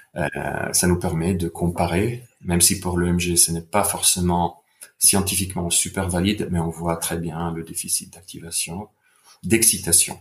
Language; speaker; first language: French; non-native, fluent; Italian